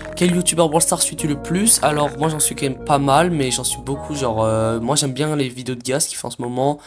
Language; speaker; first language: French; native; French